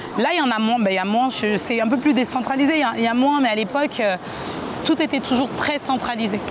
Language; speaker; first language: French; native; French